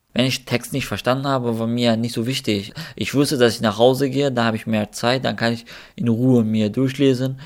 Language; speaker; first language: German; non-native, fluent; Kurdish